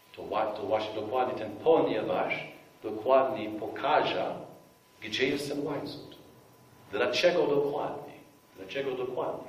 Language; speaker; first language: Polish; non-native, fluent; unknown